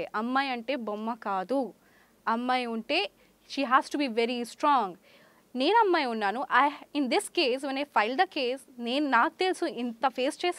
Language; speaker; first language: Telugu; non-native, local second language; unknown